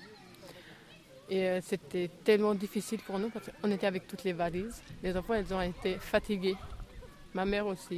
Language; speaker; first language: French; non-native, fluent; Albanian